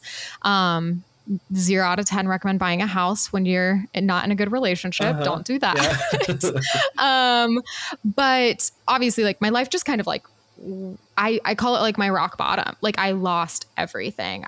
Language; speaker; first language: English; native; English